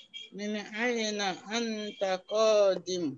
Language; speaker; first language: Arabic; non-native, learner; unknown